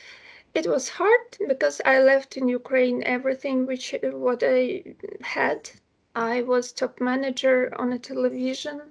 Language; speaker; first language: English; non-native, fluent; Ukrainian